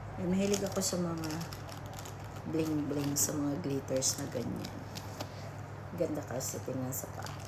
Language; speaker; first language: Filipino; native; Filipino